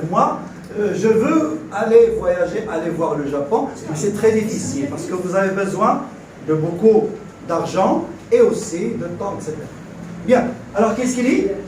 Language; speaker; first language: French; non-native, local second language; Arabic